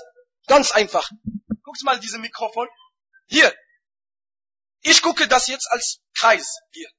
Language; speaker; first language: German; non-native, fluent; Arabic